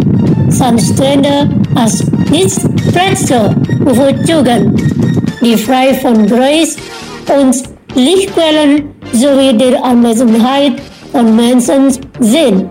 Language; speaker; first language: German; non-native, fluent; Indonesian